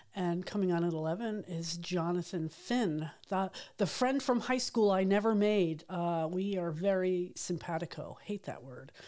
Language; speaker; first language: English; native; English